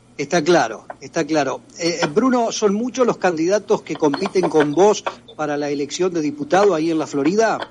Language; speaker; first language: Spanish; native; Spanish